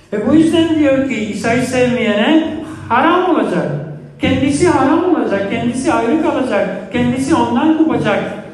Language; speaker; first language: Turkish; non-native, fluent; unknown